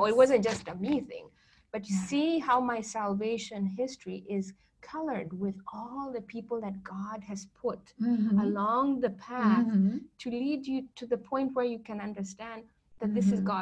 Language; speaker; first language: English; non-native, local second language; Kikuyu